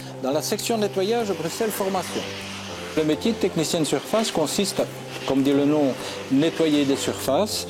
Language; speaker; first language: French; native; French